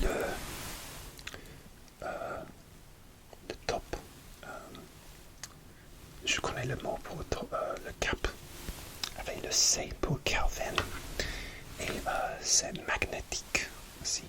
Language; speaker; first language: French; non-native, learner; English